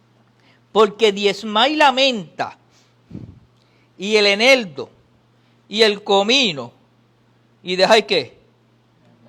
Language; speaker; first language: Spanish; native; Spanish